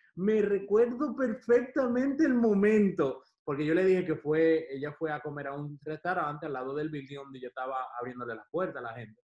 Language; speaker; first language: Spanish; native; Spanish